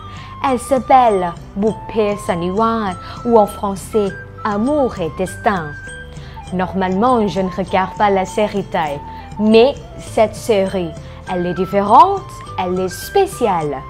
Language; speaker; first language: French; non-native, fluent; Thai